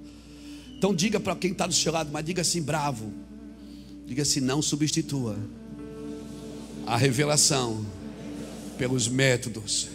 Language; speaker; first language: Portuguese; native; Portuguese